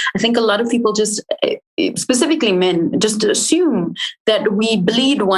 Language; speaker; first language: English; native; English